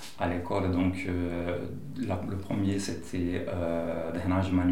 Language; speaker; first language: French; non-native, fluent; Portuguese